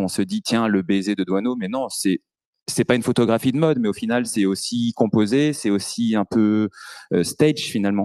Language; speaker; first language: French; native; French